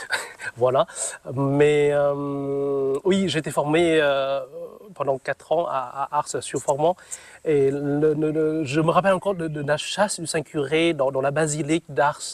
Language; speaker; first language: French; non-native, fluent; Vietnamese